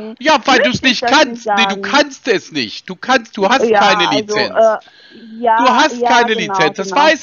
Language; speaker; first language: German; native; German